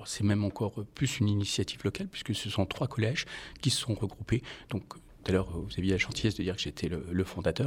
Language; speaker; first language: French; native; French